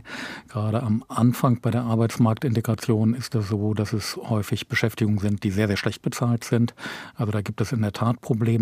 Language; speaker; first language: German; native; German